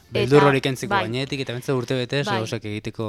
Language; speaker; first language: Basque; native; Basque